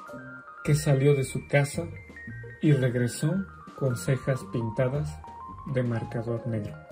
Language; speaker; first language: Spanish; native; Spanish